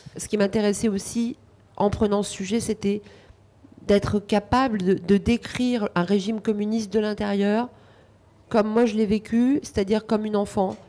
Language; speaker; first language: French; non-native, fluent; Romanian